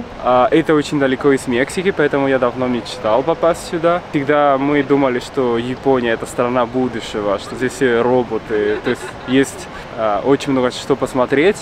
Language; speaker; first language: Russian; non-native, fluent; Spanish